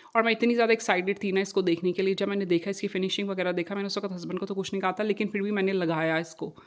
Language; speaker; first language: Urdu; non-native, local second language; Punjabi